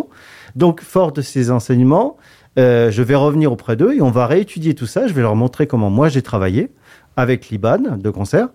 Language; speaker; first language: French; native; French